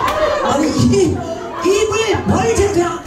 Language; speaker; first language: Korean; native; Korean